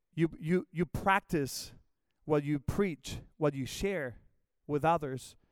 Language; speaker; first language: English; non-native, fluent; Spanish